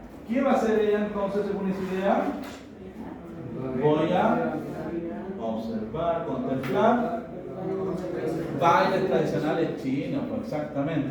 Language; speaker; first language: Spanish; native; Spanish